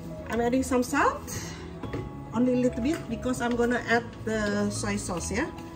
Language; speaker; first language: English; non-native, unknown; Indonesian